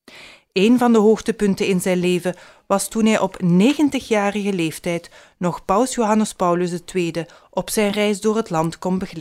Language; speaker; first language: Dutch; native; Dutch